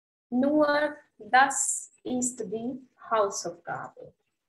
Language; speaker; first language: German; non-native, fluent; Hindi